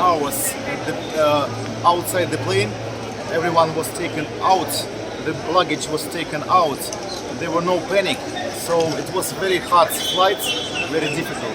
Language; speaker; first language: English; non-native, fluent; Russian